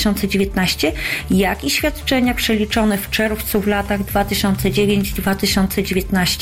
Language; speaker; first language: Polish; native; Polish